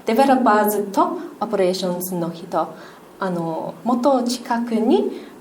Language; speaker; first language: Japanese; non-native, learner; English